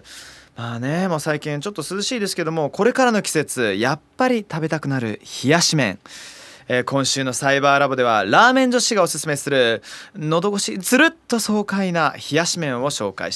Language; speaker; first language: Japanese; native; Japanese